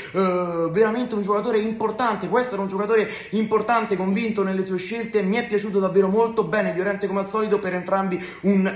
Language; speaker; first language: Italian; native; Italian